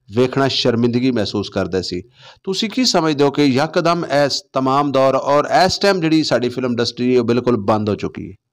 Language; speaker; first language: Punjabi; non-native, local second language; Saraiki